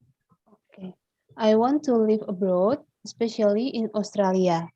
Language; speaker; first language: English; non-native, learner; Indonesian